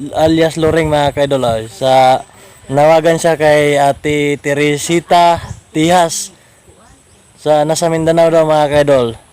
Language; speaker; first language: Filipino; non-native, local second language; Cebuano